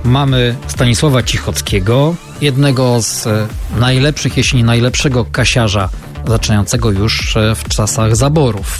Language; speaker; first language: Polish; native; Polish